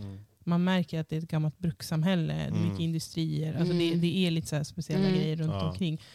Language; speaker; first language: Swedish; native; Swedish